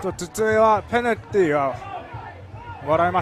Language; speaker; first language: Japanese; non-native, learner; English